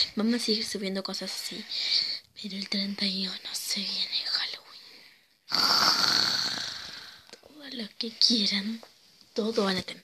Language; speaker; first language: Spanish; native; Spanish